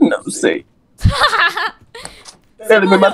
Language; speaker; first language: Portuguese; non-native, learner; Spanish